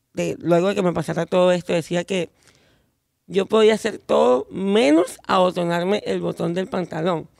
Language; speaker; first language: Spanish; native; Spanish